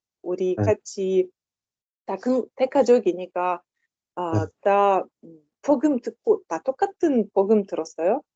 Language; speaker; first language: Korean; non-native, learner; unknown